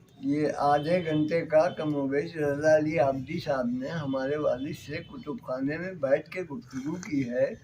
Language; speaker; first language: Urdu; native; Urdu